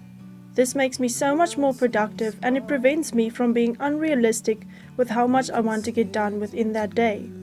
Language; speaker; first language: English; native; English